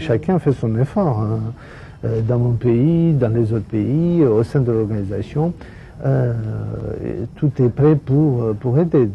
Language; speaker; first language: French; non-native, fluent; Romanian